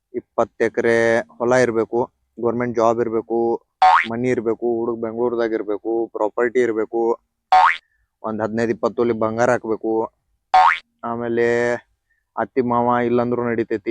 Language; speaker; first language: Kannada; native; Kannada